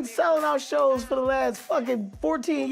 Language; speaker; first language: English; native; English